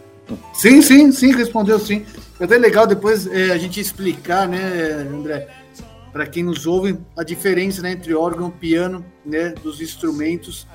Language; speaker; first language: Portuguese; native; Portuguese